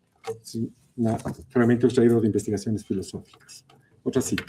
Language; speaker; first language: Spanish; native; Spanish